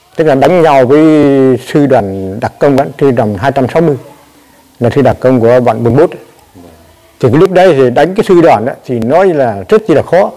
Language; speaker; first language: Vietnamese; native; Vietnamese